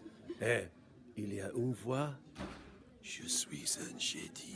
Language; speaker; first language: French; non-native, learner; English